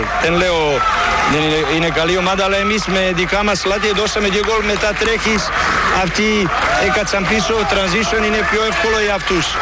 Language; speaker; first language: Greek; non-native, learner; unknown